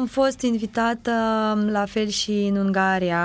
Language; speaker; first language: Romanian; non-native, fluent; Ukrainian